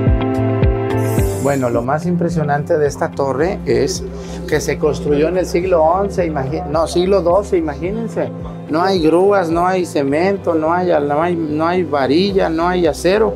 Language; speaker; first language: Spanish; native; Spanish